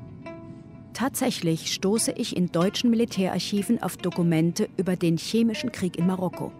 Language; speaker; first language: German; native; German